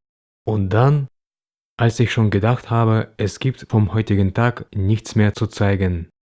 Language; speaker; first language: German; native; German